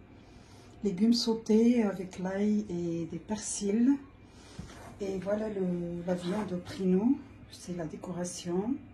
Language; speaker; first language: French; non-native, local second language; Arabic